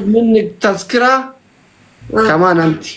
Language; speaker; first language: Arabic; non-native, learner; Oromo